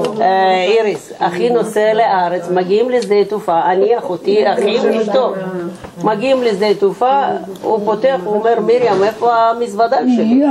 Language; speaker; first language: Hebrew; non-native, fluent; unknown